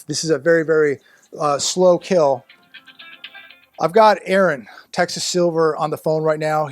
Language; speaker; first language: English; native; English